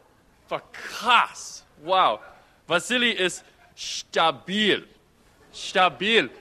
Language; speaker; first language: German; non-native, fluent; English